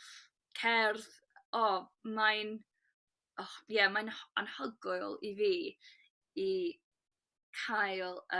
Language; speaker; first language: Welsh; non-native, local second language; English